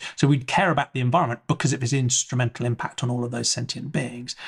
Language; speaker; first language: English; native; English